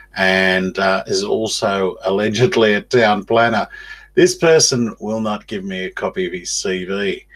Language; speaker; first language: English; native; English